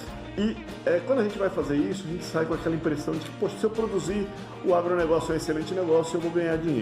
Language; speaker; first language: Portuguese; native; Portuguese